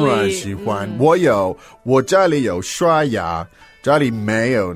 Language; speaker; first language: Chinese; non-native, fluent; English